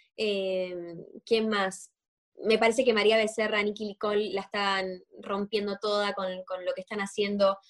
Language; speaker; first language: Spanish; native; Spanish